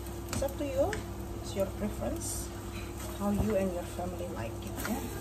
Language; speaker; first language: English; non-native, fluent; Indonesian